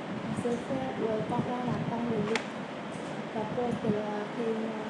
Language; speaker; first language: French; non-native, learner; Khmer